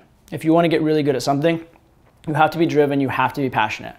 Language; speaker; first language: English; native; English